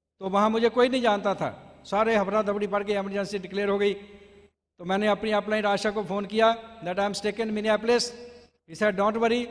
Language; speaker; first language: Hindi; non-native, local second language; Punjabi